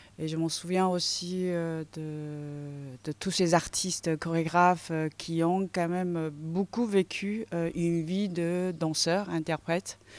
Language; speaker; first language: French; non-native, fluent; Chinese